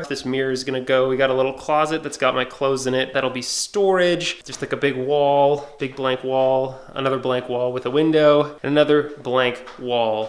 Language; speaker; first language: English; native; English